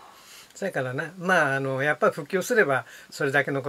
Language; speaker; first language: Japanese; native; Japanese